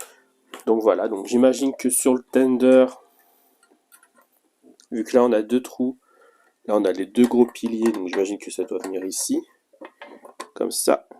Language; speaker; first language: French; native; French